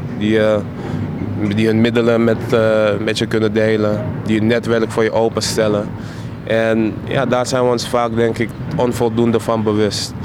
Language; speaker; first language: Dutch; native; Dutch